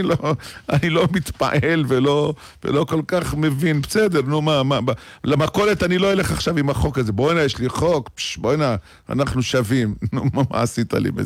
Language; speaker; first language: Hebrew; native; Hebrew